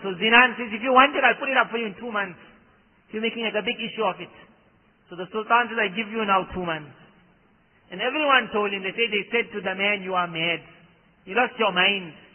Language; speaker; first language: English; native; English